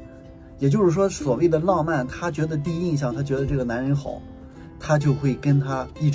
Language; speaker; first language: Chinese; native; Chinese